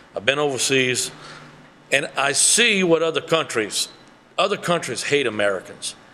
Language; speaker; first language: English; early bilingual, other home language; French